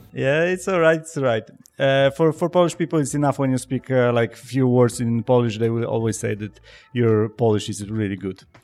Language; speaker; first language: English; non-native, fluent; Polish